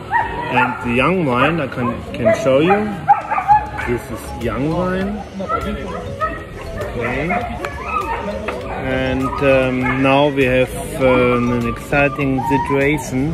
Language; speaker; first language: English; non-native, learner; German